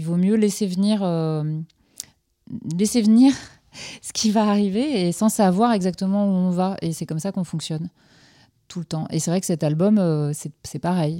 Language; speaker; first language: French; native; French